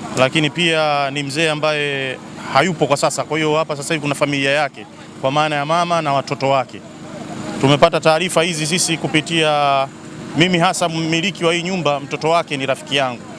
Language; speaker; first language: Swahili; native; Swahili